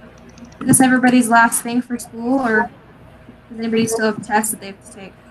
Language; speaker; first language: English; native; English